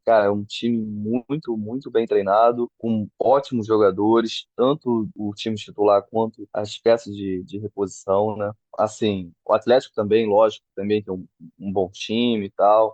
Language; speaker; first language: Portuguese; native; Portuguese